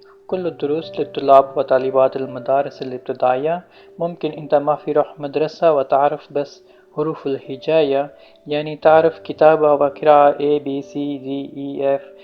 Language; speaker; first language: Arabic; non-native, learner; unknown